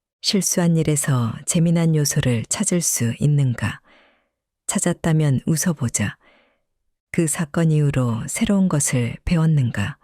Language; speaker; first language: Korean; native; Korean